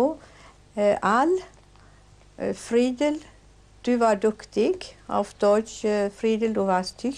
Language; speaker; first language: German; non-native, learner; Swedish